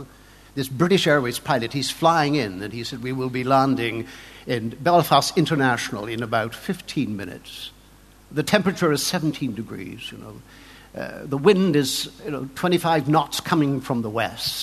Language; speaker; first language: English; native; English